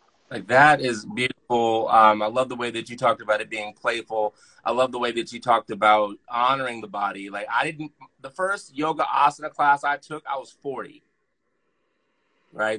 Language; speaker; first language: English; native; English